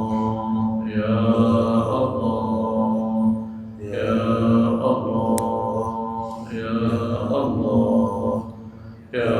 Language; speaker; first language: Arabic; native; Arabic